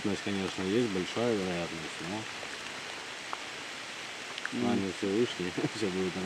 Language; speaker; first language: Russian; native; Russian